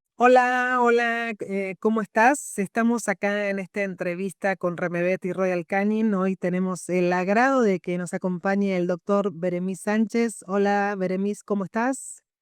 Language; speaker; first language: Spanish; native; Spanish